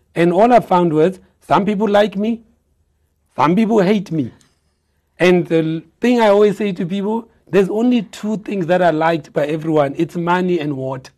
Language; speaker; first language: English; non-native, local second language; Xhosa